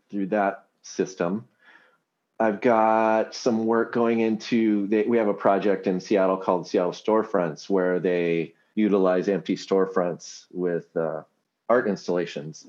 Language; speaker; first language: English; native; English